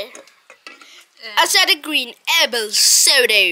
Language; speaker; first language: Danish; early bilingual, other home language; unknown